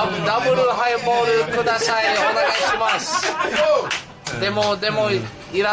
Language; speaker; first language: Japanese; non-native, learner; English